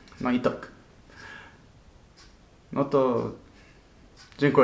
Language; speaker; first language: Polish; non-native, learner; Japanese